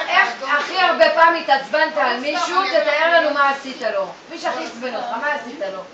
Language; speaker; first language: Hebrew; native; Hebrew